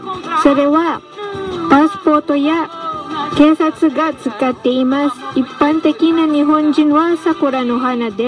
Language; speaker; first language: Japanese; non-native, learner; Filipino